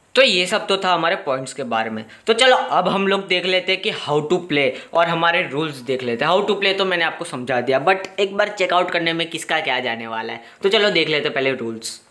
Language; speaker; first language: Hindi; non-native, local second language; Gujarati